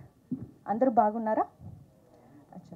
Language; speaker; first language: Telugu; non-native, learner; Tamil